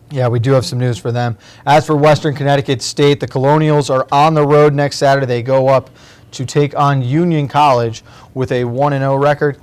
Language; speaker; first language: English; native; English